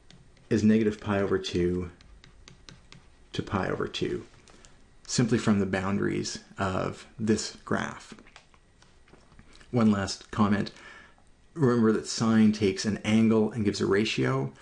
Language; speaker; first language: English; native; English